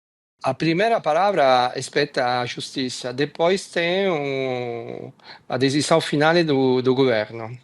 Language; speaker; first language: Portuguese; non-native, fluent; Italian